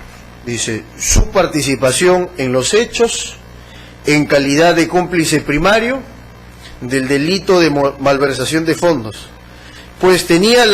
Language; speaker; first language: Spanish; native; Spanish